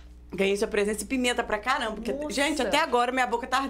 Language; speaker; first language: Portuguese; native; Portuguese